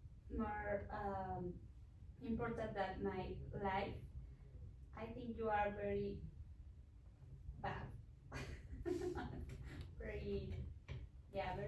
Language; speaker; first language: English; non-native, learner; Spanish